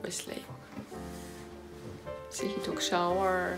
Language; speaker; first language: English; non-native, fluent; German